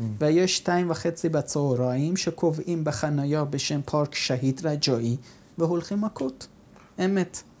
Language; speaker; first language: Hebrew; non-native, fluent; Persian